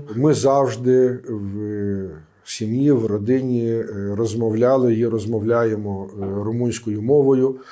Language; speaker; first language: Ukrainian; non-native, local second language; Romanian